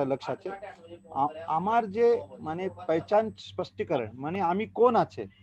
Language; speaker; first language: Bangla; non-native, learner; Hindi